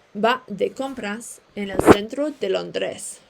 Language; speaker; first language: Spanish; non-native, fluent; English